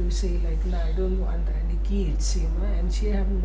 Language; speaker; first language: English; non-native, local second language; Nepali